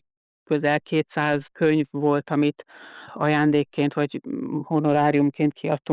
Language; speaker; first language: Hungarian; native; Hungarian